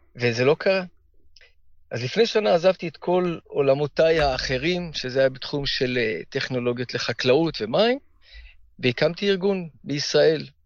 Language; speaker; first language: Hebrew; early bilingual, heritage; Hebrew